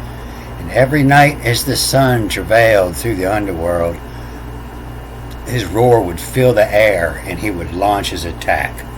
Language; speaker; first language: English; native; English